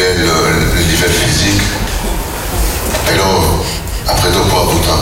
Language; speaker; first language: Italian; non-native, learner; French